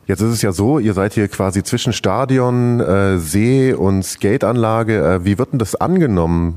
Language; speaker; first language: German; native; German